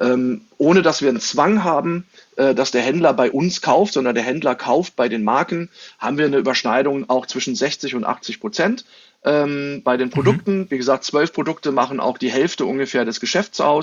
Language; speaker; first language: German; native; German